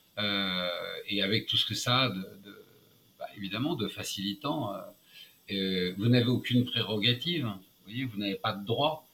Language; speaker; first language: French; native; French